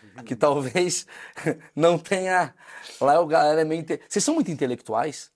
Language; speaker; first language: Portuguese; native; Portuguese